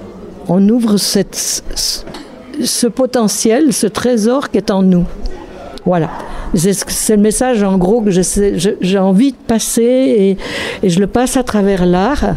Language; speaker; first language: French; native; French